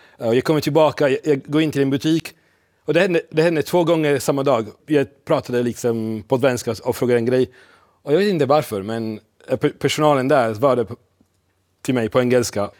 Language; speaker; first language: Swedish; non-native, fluent; Italian